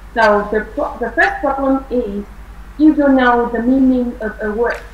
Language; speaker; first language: English; non-native, fluent; Vietnamese